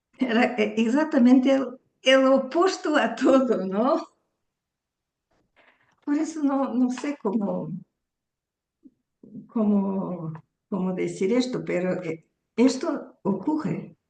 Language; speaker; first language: Spanish; early bilingual, heritage; Portuguese